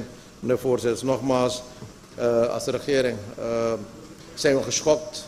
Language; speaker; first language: Dutch; native; Dutch